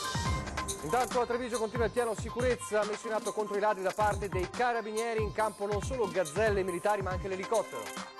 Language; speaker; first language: Italian; native; Italian